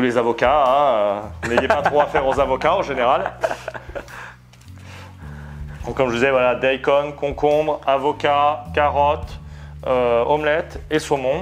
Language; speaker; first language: French; native; French